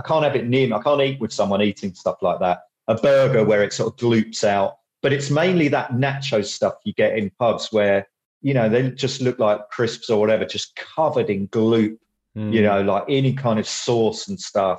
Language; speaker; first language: English; native; English